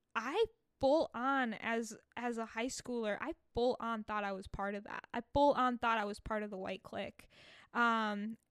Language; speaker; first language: English; early bilingual, other home language; Spanish